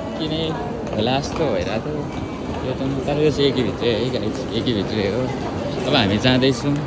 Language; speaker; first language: Nepali; native; Nepali